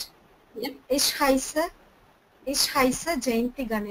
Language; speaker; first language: German; non-native, learner; Tamil